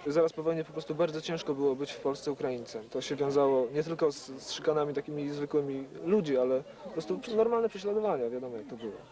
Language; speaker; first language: Polish; non-native, local second language; Ukrainian